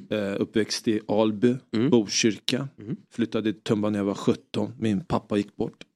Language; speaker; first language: Swedish; early bilingual, other home language; Greek